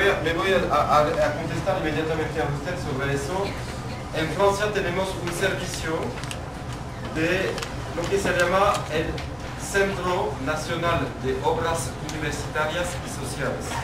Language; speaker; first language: Spanish; non-native, fluent; French